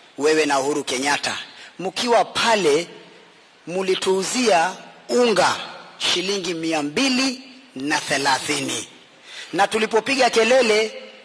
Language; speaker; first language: Swahili; native; Swahili